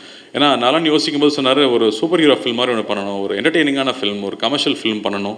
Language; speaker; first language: Tamil; native; Tamil